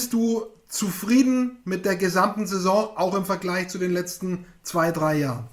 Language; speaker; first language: German; native; German